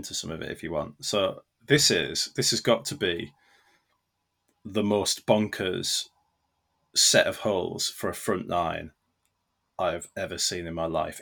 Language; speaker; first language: English; native; English